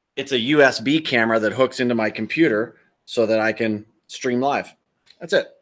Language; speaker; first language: English; native; English